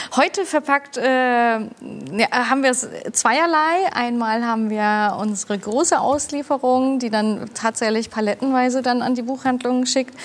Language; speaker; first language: German; early bilingual, other home language; Turkish